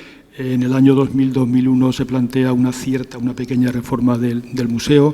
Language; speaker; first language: Spanish; native; Spanish